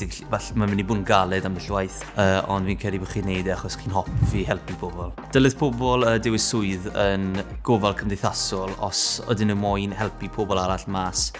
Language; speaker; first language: Welsh; native; Welsh